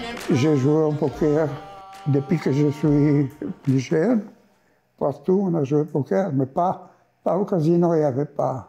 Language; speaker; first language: French; non-native, fluent; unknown